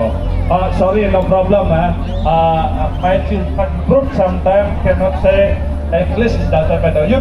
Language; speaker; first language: English; non-native, learner; Indonesian